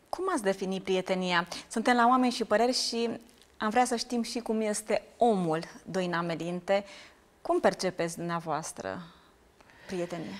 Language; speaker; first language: Romanian; native; Romanian